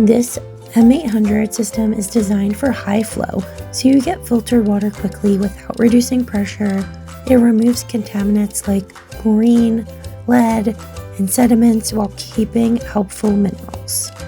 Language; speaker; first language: English; native; English